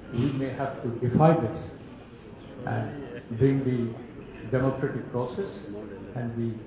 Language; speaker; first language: English; non-native, local second language; Bangla